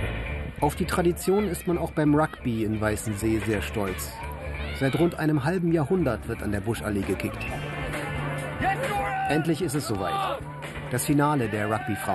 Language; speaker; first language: German; native; German